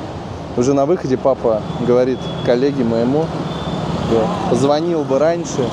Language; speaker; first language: Russian; native; Russian